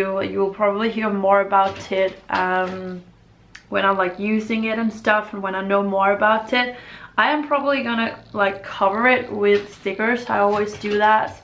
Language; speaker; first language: English; non-native, fluent; Danish